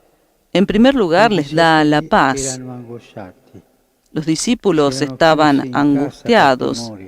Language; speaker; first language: Spanish; native; Spanish